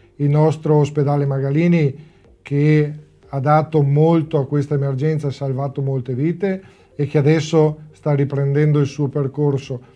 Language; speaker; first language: Italian; native; Italian